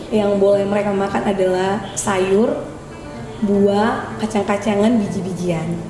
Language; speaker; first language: Indonesian; native; Indonesian